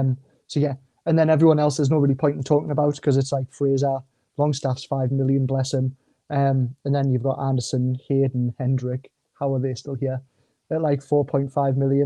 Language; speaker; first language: English; native; English